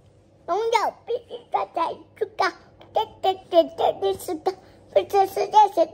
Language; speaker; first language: Chinese; native; Chinese